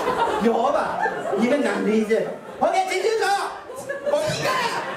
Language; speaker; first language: Chinese; non-native, learner; Japanese